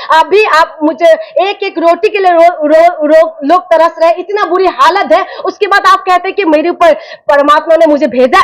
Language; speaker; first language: Hindi; non-native, local second language; Assamese